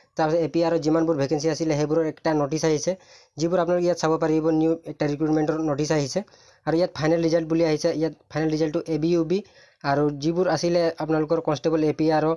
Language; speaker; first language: Assamese; non-native, local second language; Sadri